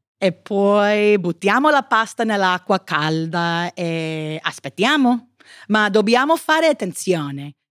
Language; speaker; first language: Italian; non-native, fluent; English